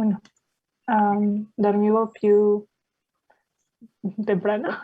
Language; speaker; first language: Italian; non-native, learner; Spanish